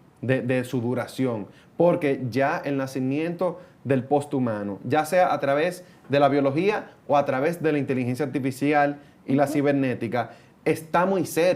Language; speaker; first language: Spanish; native; Spanish